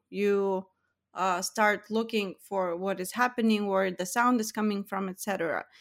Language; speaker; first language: English; non-native, fluent; Lithuanian